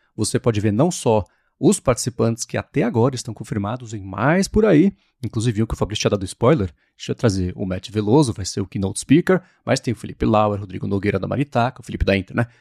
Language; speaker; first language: Portuguese; native; Portuguese